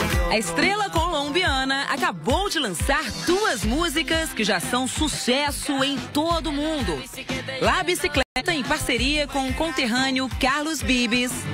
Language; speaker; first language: Portuguese; native; Portuguese